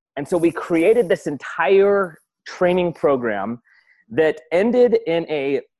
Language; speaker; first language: English; early bilingual, other home language; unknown